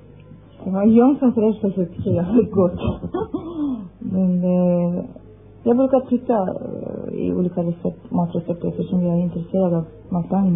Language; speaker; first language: Swedish; non-native, fluent; Persian